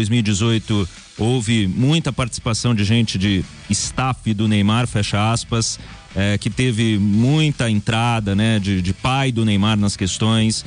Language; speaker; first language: Portuguese; native; Portuguese